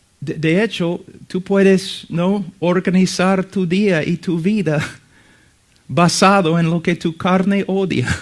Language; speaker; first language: Spanish; non-native, fluent; English